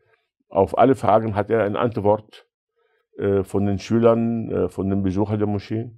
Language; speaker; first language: German; non-native, fluent; Arabic